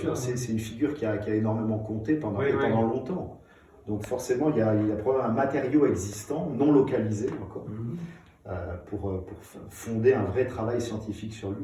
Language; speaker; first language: French; native; French